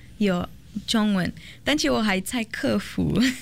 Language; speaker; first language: Chinese; non-native, learner; Portuguese